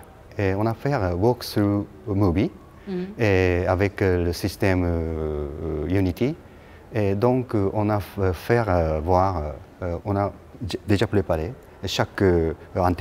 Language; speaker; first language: French; non-native, learner; Japanese